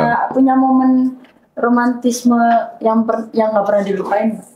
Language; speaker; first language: Indonesian; native; Indonesian